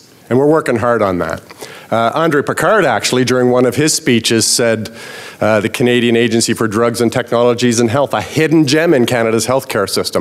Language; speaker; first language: English; native; English